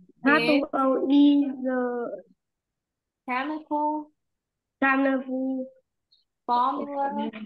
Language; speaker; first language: English; non-native, fluent; Vietnamese